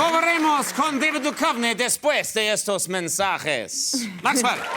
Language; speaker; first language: Spanish; non-native, learner; English